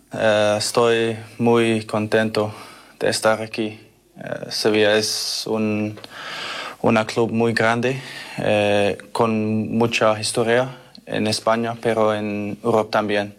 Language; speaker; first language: Spanish; non-native, learner; English